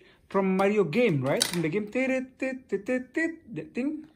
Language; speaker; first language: English; non-native, fluent; Indonesian